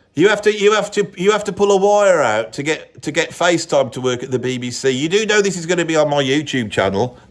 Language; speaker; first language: English; native; English